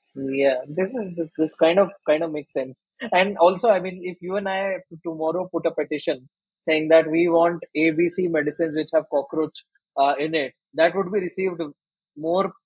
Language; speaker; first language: English; non-native, local second language; Hindi